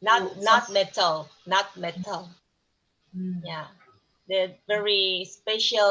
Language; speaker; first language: English; non-native, learner; Korean